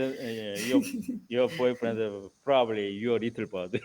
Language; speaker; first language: English; non-native, learner; Korean